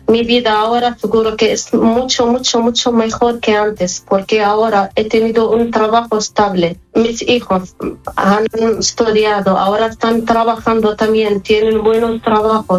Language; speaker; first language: Spanish; non-native, fluent; Arabic